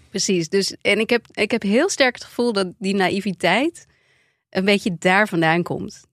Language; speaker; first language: Dutch; native; Dutch